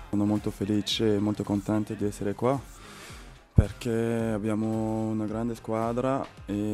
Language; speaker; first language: Italian; non-native, fluent; French